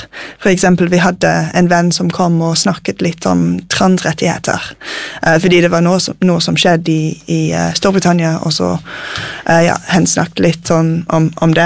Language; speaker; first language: Norwegian; non-native, fluent; English